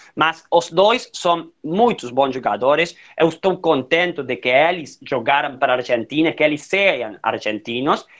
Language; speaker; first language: Portuguese; non-native, learner; Spanish